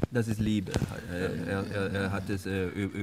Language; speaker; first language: German; non-native, learner; Swedish